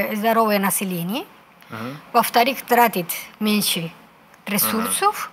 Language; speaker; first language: Russian; non-native, fluent; Spanish